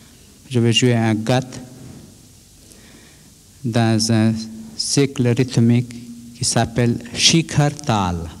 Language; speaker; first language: French; non-native, fluent; Bangla